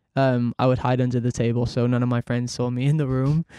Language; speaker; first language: English; native; English